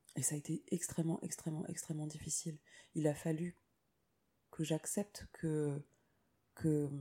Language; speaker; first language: French; native; French